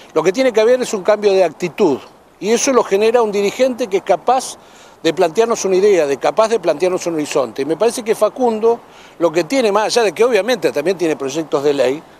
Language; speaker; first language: Spanish; native; Spanish